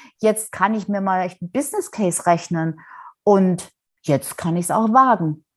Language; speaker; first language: German; native; German